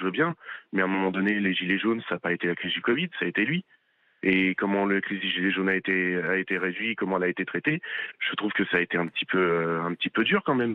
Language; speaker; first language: French; native; French